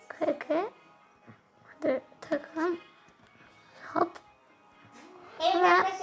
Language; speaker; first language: Turkish; early bilingual, heritage; Turkish